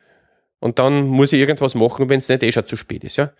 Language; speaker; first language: German; native; German